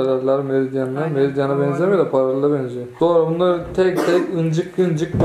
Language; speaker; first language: Turkish; native; Turkish